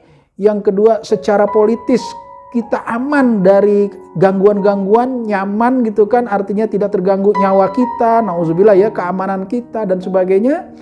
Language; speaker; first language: Indonesian; native; Indonesian